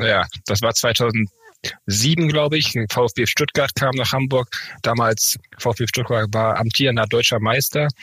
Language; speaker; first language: German; native; German